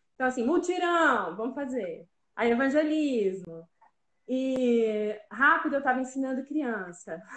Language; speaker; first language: Portuguese; native; Portuguese